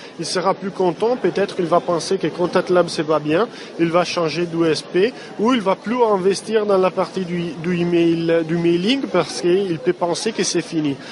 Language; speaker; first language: French; non-native, fluent; Italian